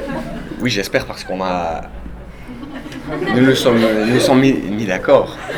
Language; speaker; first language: French; non-native, learner; Italian